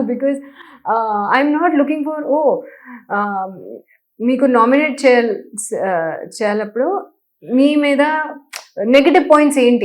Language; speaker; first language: Telugu; non-native, learner; Hindi